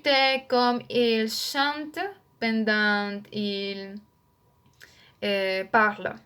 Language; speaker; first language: French; non-native, learner; Spanish